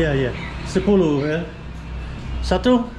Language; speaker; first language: Indonesian; non-native, learner; English